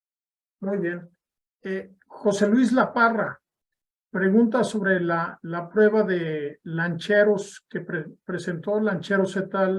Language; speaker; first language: Spanish; native; Spanish